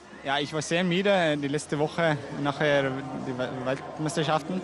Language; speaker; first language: German; non-native, learner; Norwegian